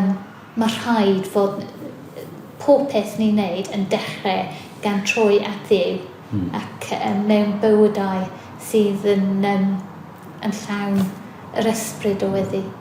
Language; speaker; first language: Welsh; non-native, fluent; English